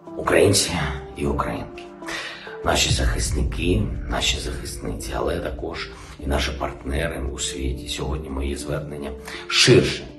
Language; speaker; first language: Ukrainian; non-native, local second language; Russian